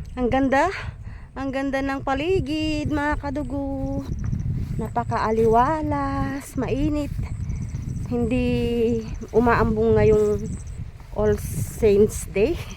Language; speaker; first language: Filipino; native; Filipino